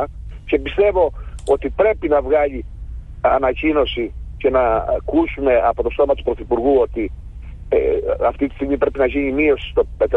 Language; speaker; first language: Greek; native; Greek